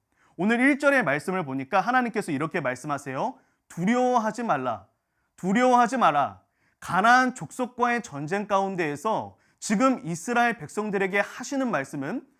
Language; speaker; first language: Korean; native; Korean